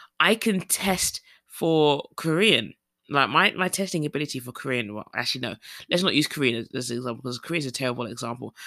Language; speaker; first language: English; native; English